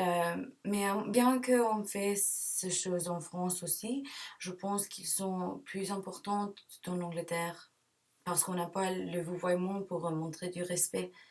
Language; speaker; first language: French; non-native, learner; English